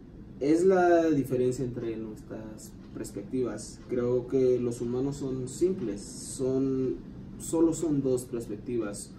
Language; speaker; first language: Spanish; non-native, learner; English